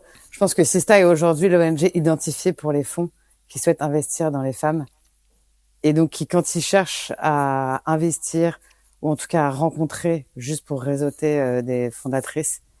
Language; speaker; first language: French; native; French